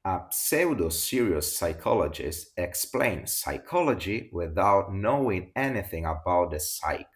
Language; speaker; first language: English; non-native, fluent; Italian